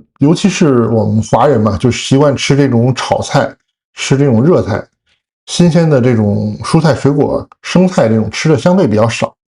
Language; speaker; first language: Chinese; native; Chinese